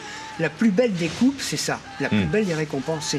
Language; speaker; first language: French; native; French